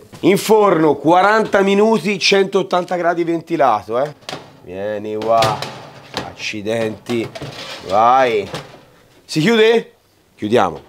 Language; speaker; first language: Italian; native; Italian